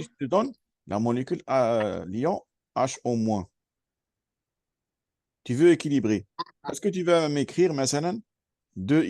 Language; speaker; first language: French; non-native, fluent; Arabic